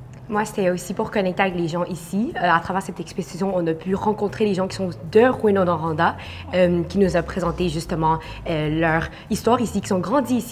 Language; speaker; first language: French; early bilingual, other home language; Chinese